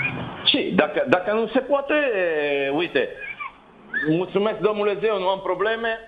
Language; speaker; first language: Romanian; non-native, learner; Italian